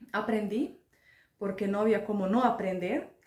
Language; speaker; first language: Spanish; non-native, fluent; Finnish